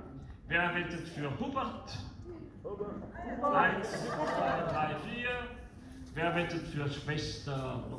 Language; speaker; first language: German; non-native, local second language; French